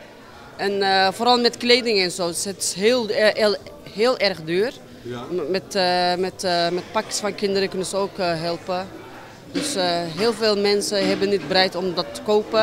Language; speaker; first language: Dutch; non-native, local second language; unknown